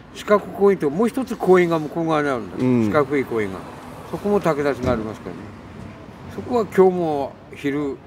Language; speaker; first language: Japanese; native; Japanese